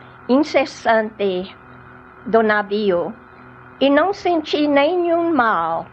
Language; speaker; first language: Portuguese; non-native, fluent; English